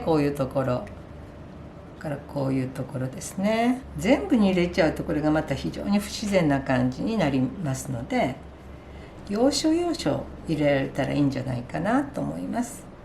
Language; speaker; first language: Japanese; native; Japanese